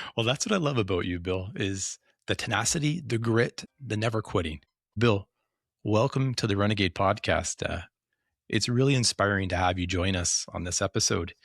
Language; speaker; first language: English; native; English